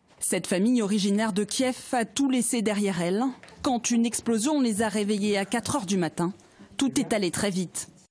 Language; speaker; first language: French; native; French